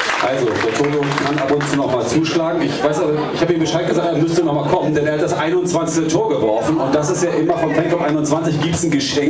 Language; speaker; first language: German; native; German